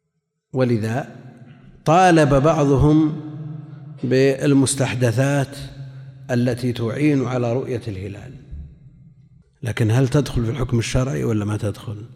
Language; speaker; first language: Arabic; native; Arabic